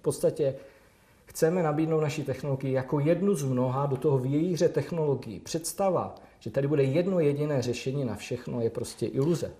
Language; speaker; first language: Czech; native; Czech